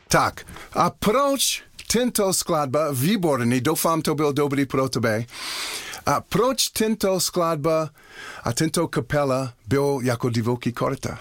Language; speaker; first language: Czech; non-native, learner; English